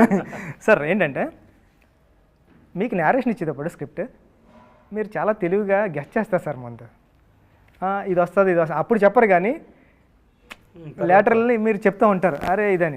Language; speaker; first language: Telugu; native; Telugu